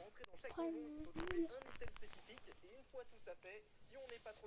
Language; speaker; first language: French; native; French